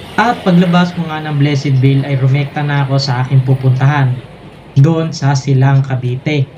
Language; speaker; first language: Filipino; native; Filipino